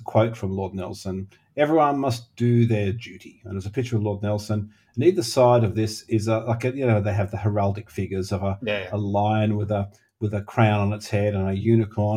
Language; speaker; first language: English; native; English